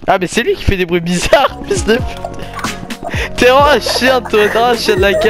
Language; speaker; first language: French; native; French